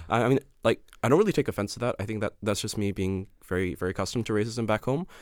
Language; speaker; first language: English; native; English